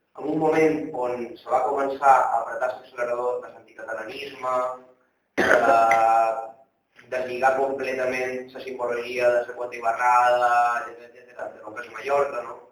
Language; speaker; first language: Catalan; native; Catalan